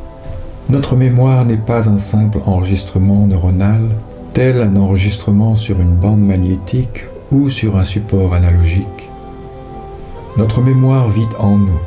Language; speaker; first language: French; native; French